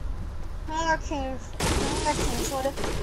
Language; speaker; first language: Swedish; early bilingual, other home language; Chinese